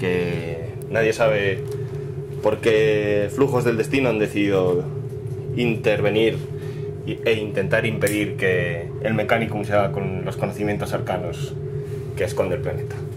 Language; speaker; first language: Spanish; native; Spanish